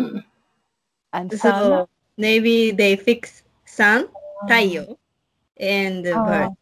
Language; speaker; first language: English; non-native, learner; Japanese